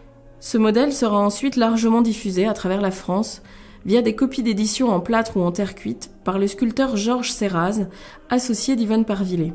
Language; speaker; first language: French; native; French